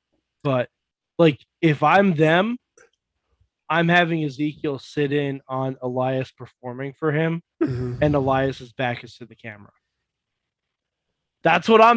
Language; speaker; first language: English; native; English